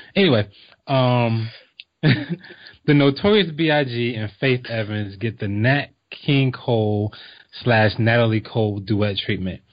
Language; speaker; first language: English; native; English